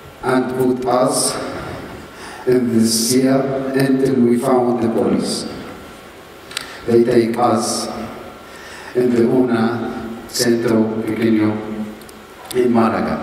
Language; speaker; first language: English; non-native, learner; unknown